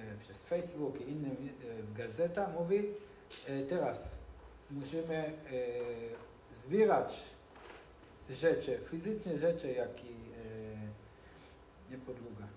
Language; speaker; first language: Polish; non-native, learner; Hebrew